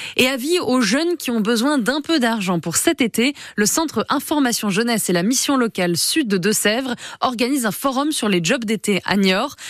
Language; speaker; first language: French; native; French